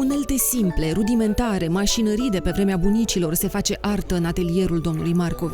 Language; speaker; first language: Romanian; native; Romanian